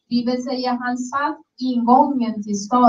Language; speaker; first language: Swedish; non-native, learner; Spanish